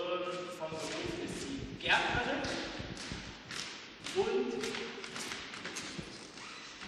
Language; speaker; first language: German; native; German